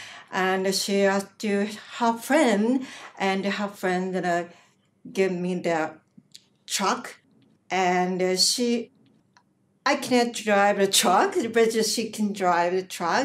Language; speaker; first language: English; non-native, learner; Japanese